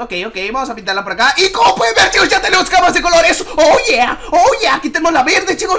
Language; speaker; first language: Spanish; native; Spanish